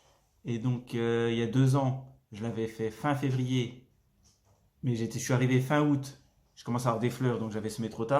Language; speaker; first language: French; native; French